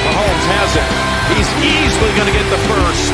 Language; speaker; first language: English; native; English